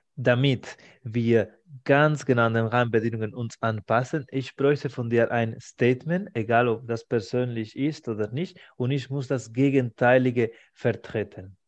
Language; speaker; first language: German; non-native, fluent; Spanish